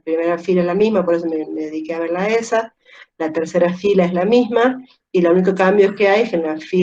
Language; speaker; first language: Spanish; native; Spanish